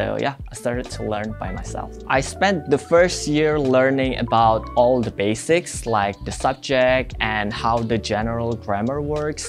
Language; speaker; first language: English; non-native, fluent; Indonesian